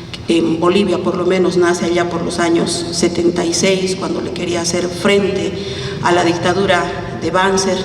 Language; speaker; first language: Spanish; native; Spanish